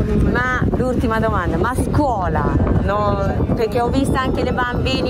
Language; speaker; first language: Italian; non-native, fluent; Japanese